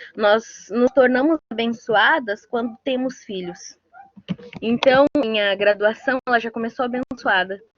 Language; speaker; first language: Portuguese; non-native, local second language; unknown